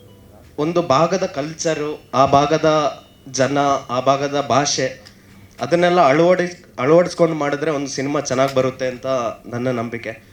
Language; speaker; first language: Kannada; native; Kannada